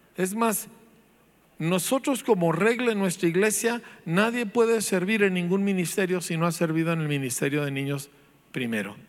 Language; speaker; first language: Spanish; native; Spanish